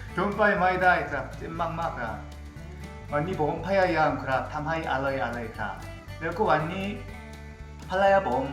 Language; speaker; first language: Thai; non-native, learner; Korean